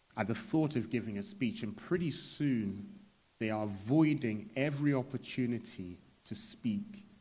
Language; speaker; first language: English; native; English